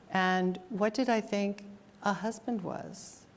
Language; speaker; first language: English; native; English